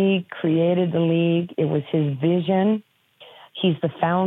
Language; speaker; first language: English; native; English